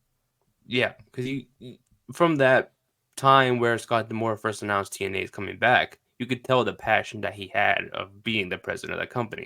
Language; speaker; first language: English; native; English